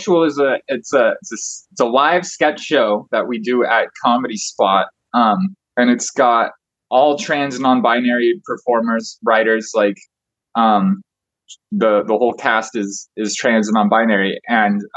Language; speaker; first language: English; native; English